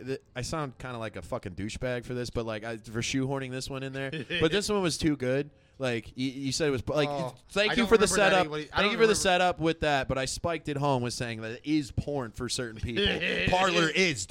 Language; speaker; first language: English; native; English